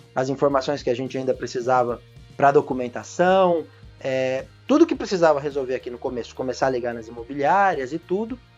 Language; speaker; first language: Portuguese; native; Portuguese